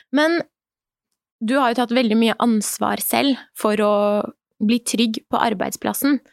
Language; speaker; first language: Norwegian; early bilingual, other home language; Persian